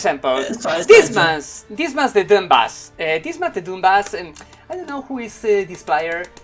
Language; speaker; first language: English; non-native, learner; Spanish